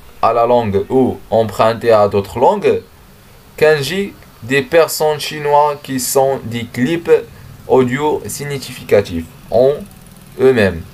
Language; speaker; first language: French; non-native, learner; Arabic